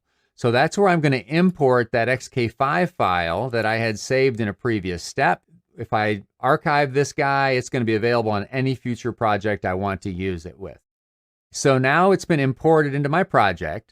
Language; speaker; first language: English; native; English